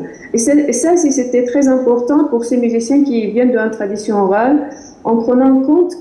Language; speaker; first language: French; non-native, fluent; Arabic